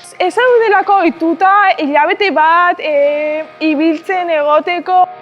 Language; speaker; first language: Basque; non-native, local second language; Spanish